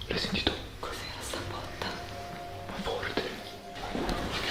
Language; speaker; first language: Italian; native; Italian